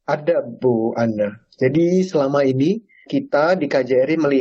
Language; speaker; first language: Indonesian; native; Indonesian